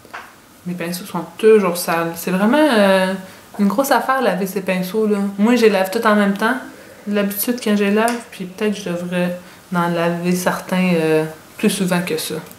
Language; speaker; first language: French; native; French